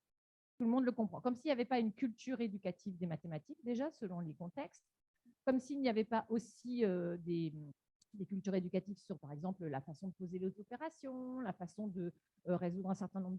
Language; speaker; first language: French; native; French